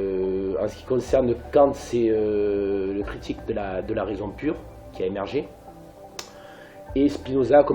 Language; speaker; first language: French; native; French